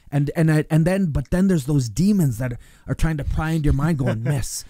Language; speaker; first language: English; native; English